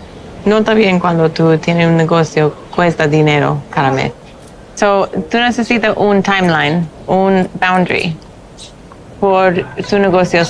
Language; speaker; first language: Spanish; non-native, learner; English